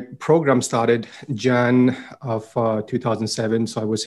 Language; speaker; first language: English; non-native, local second language; Punjabi